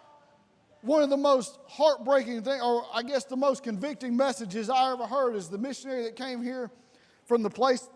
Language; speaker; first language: English; native; English